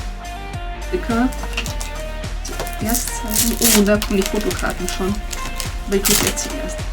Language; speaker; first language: German; native; German